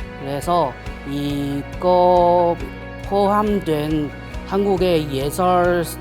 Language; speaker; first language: Korean; non-native, learner; Chinese